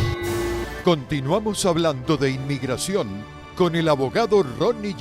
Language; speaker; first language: Spanish; native; Spanish